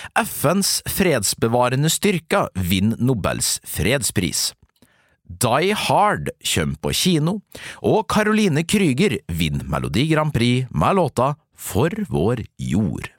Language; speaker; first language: Norwegian; native; Norwegian